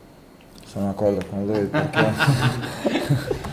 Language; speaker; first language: Italian; non-native, fluent; Croatian